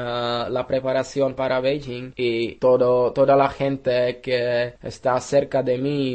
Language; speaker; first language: Spanish; non-native, learner; Czech